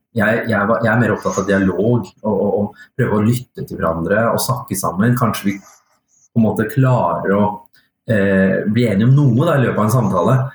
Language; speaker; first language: Norwegian; early bilingual, other home language; Urdu